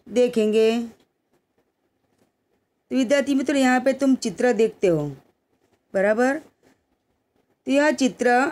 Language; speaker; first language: Hindi; non-native, local second language; Gujarati